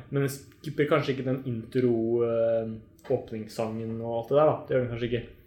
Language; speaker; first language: Norwegian; native; Norwegian